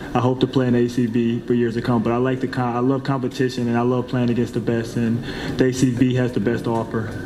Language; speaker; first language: English; native; English